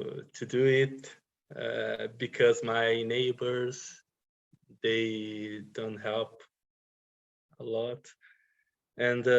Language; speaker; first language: English; non-native, learner; Portuguese